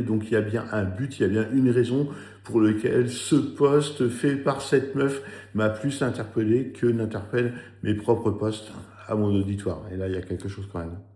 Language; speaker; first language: French; native; French